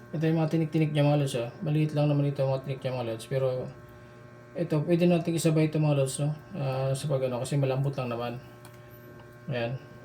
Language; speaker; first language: Filipino; non-native, local second language; Cebuano